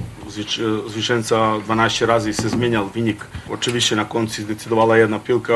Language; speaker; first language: Polish; non-native, fluent; Croatian